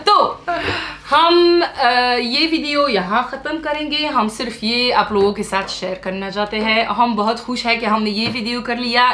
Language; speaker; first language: Hindi; non-native, learner; Riffian